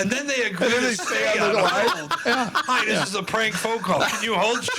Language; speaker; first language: English; native; English